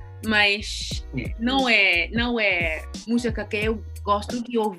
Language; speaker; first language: Portuguese; non-native, learner; English